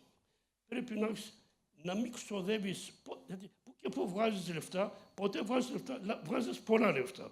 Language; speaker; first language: Greek; early bilingual, heritage; Greek